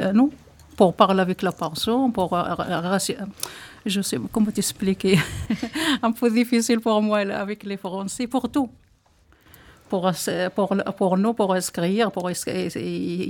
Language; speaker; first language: French; non-native, learner; Arabic